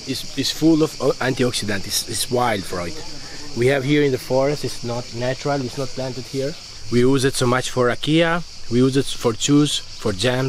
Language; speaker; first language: English; non-native, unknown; Albanian